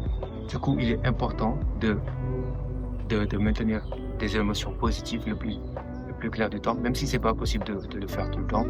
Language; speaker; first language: French; non-native, local second language; Wolof